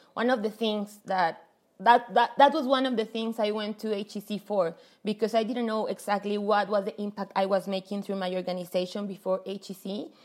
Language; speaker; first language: English; non-native, fluent; Spanish